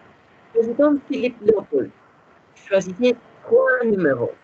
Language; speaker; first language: French; non-native, learner; Spanish